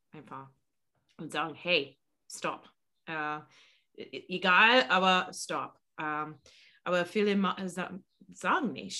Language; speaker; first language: German; non-native, learner; English